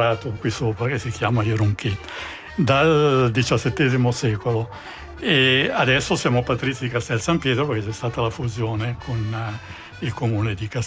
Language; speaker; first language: Italian; native; Italian